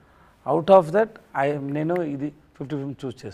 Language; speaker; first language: Telugu; non-native, learner; Tamil